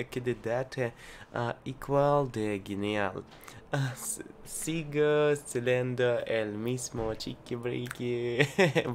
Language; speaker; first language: Spanish; non-native, learner; Russian